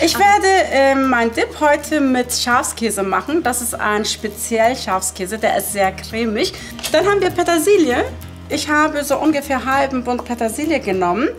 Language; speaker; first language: German; early bilingual, other home language; Turkish